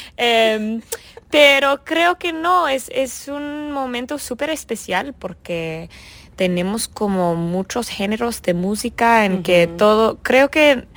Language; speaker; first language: Spanish; early bilingual, heritage; English